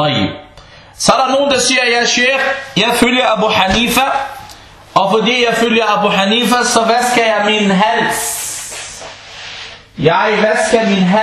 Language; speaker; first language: Danish; early bilingual, other home language; Arabic